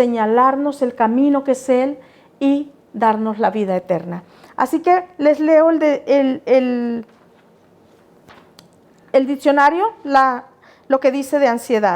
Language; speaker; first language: Spanish; native; Spanish